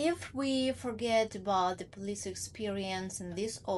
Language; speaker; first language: English; non-native, learner; Ukrainian